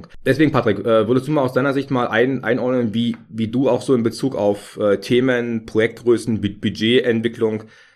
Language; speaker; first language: German; native; German